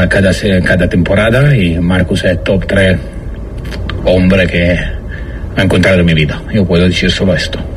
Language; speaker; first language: Spanish; non-native, learner; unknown